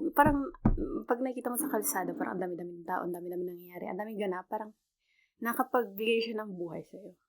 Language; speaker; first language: Filipino; native; Filipino